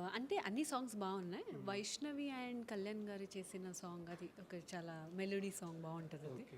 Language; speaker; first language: Telugu; non-native, fluent; Hindi